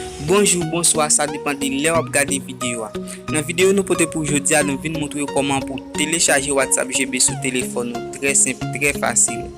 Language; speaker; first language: French; non-native, learner; Haitian Creole